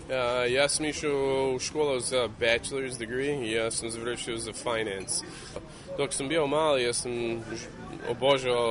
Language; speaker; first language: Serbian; early bilingual, heritage; English